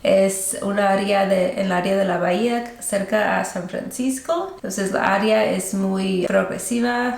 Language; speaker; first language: Spanish; early bilingual, heritage; Spanish